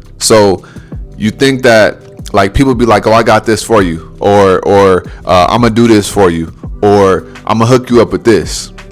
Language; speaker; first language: English; native; English